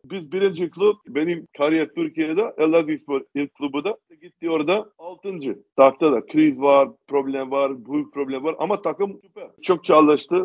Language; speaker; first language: Turkish; non-native, learner; Macedonian